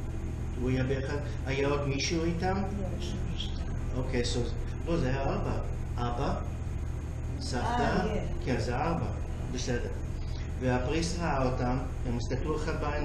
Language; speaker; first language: Hebrew; early bilingual, heritage; English